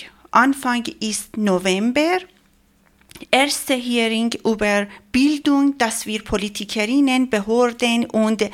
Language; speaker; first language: German; non-native, learner; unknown